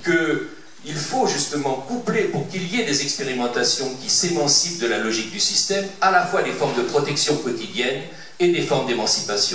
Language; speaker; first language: French; native; French